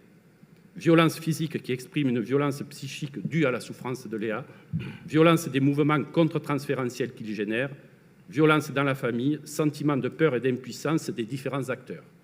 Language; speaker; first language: French; native; French